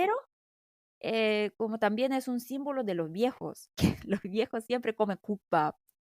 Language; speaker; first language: Spanish; non-native, fluent; Korean